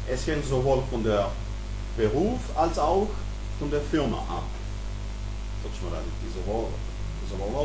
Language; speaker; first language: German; non-native, fluent; Serbian